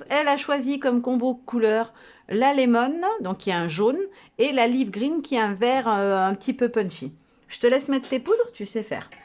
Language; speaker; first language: French; native; French